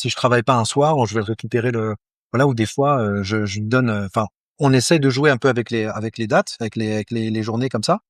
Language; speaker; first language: French; native; French